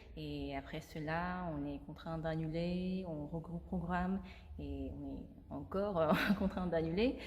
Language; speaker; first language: French; non-native, fluent; Korean